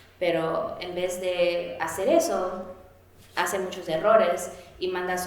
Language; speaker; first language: Spanish; early bilingual, heritage; Spanish